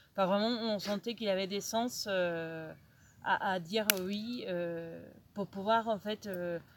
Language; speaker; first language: French; non-native, fluent; Spanish